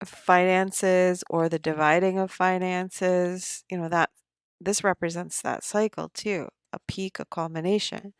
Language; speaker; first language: English; native; English